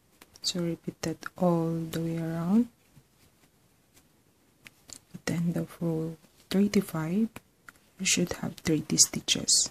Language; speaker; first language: English; non-native, fluent; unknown